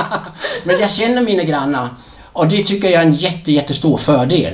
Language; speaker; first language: Swedish; non-native, fluent; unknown